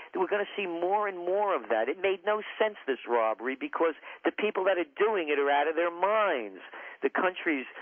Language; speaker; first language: English; native; English